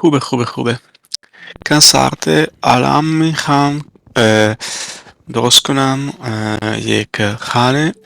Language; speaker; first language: Persian; non-native, learner; Italian